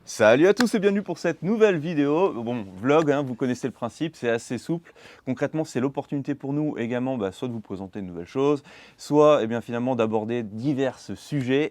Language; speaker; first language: French; native; French